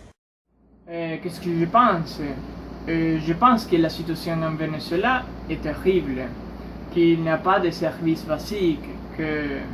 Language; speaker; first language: French; non-native, learner; Spanish